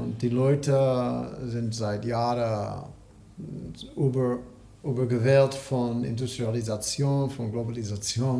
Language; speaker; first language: German; non-native, learner; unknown